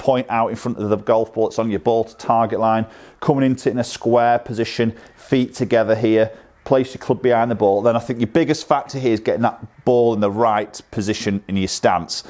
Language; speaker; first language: English; native; English